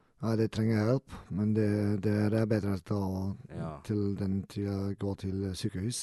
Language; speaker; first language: Norwegian; non-native, learner; German